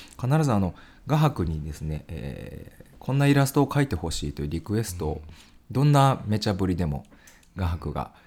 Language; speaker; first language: Japanese; native; Japanese